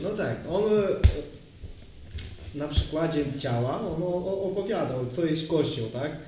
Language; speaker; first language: Polish; non-native, learner; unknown